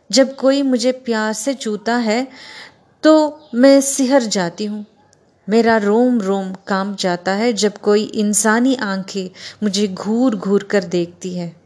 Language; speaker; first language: Hindi; non-native, local second language; Kannada